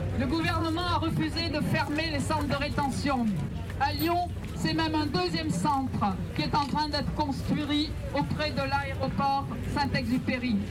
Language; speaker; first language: French; native; French